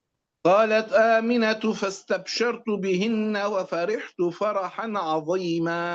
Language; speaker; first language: Arabic; native; Arabic